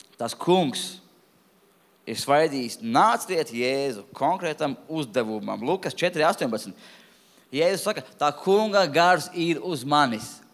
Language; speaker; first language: Latvian; non-native, local second language; Russian